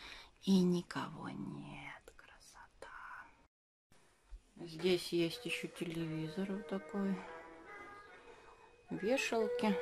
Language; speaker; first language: Russian; native; Russian